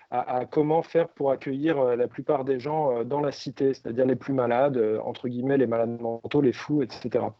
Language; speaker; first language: French; native; French